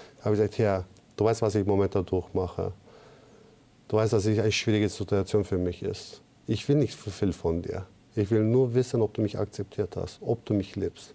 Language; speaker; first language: German; non-native, fluent; Turkish